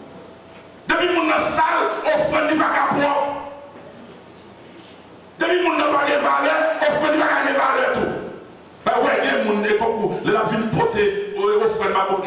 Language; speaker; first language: French; non-native, local second language; Haitian Creole